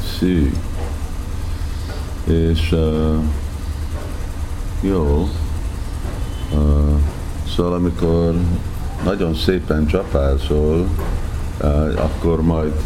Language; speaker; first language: Hungarian; early bilingual, heritage; Hungarian